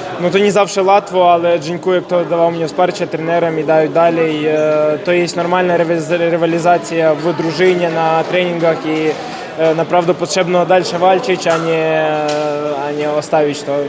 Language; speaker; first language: Polish; non-native, learner; Ukrainian